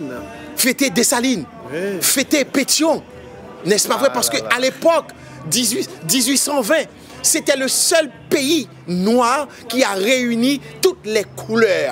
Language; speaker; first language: French; non-native, local second language; Haitian Creole